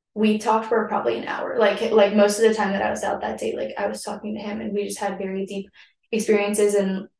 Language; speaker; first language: English; native; English